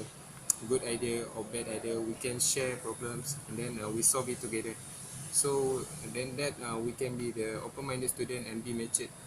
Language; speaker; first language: English; non-native, local second language; Malay